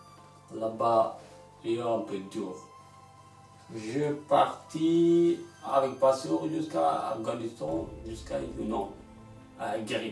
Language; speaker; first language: French; non-native, learner; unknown